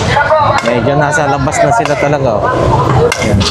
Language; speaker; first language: Filipino; native; Filipino